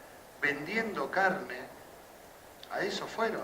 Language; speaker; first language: Spanish; native; Spanish